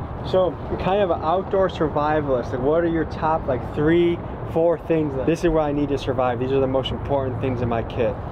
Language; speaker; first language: English; native; English